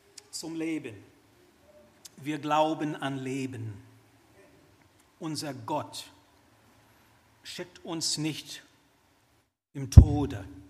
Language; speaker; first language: German; non-native, fluent; English